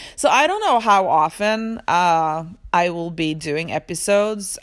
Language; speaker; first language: English; early bilingual, other home language; Swedish